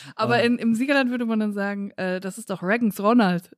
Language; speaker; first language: German; native; German